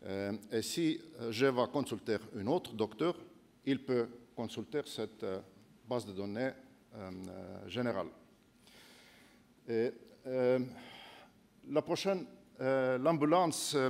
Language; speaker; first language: French; non-native, fluent; Estonian